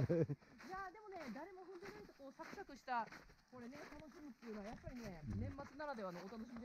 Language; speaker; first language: Japanese; native; Japanese